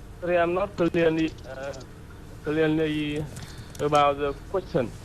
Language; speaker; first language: English; non-native, learner; Vietnamese